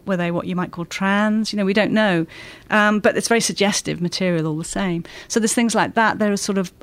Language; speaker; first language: English; native; English